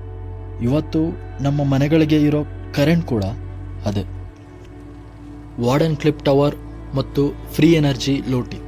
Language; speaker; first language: Kannada; native; Kannada